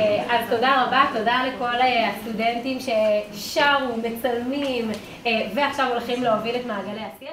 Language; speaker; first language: Hebrew; native; Hebrew